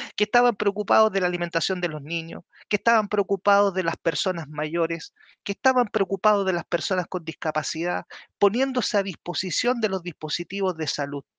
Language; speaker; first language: Spanish; native; Spanish